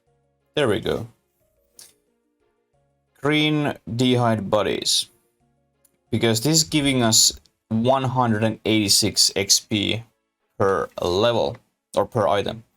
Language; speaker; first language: English; non-native, learner; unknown